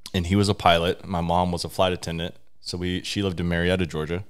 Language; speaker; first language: English; native; English